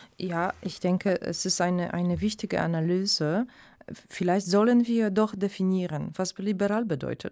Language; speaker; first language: German; non-native, fluent; Polish